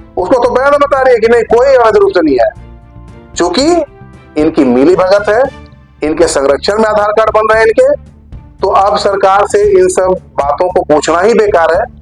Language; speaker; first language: Hindi; native; Hindi